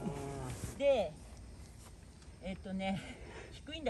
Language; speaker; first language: Japanese; native; Japanese